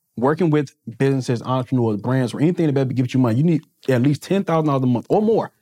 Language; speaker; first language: English; native; English